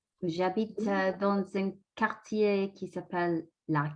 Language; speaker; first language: French; non-native, learner; English